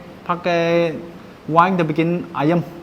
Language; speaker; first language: Indonesian; non-native, learner; Chinese